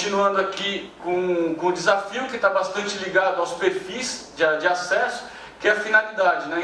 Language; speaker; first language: Portuguese; native; Portuguese